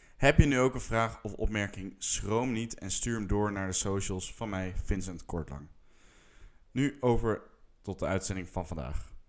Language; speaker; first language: English; non-native, fluent; Dutch